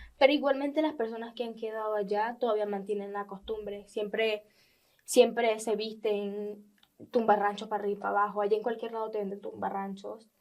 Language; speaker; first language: Spanish; native; Spanish